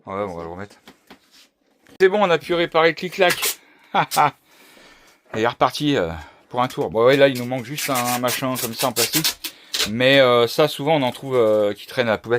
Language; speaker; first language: French; native; French